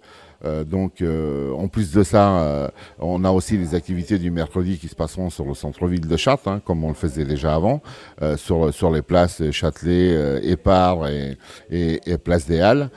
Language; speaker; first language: French; early bilingual, other home language; Portuguese